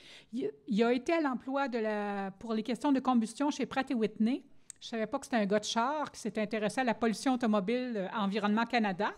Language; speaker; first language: French; native; French